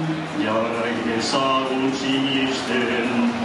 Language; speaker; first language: Basque; non-native, local second language; Spanish